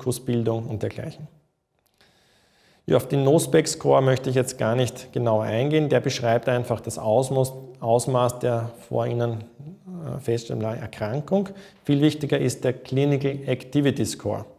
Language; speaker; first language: German; native; German